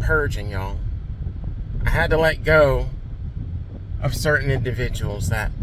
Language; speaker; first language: English; native; English